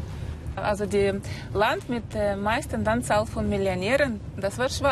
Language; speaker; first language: German; non-native, fluent; Russian